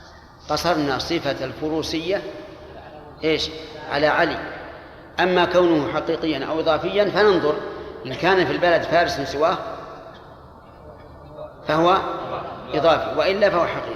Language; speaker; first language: Arabic; native; Arabic